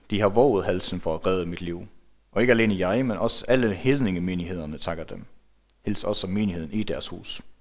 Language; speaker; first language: Danish; non-native, local second language; Faroese